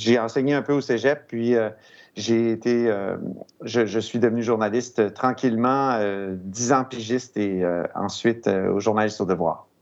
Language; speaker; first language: French; native; French